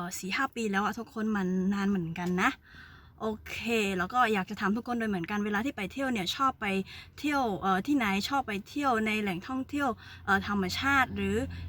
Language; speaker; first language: Thai; non-native, fluent; Khmer